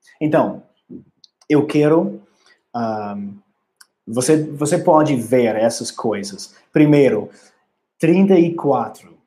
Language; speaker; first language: Portuguese; non-native, learner; English